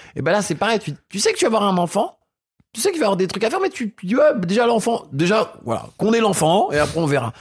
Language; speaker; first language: French; early bilingual, other home language; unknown